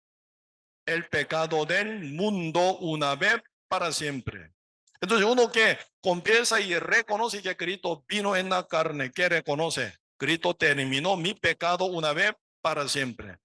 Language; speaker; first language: Spanish; non-native, learner; Korean